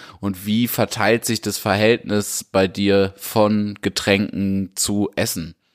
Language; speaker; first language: German; native; German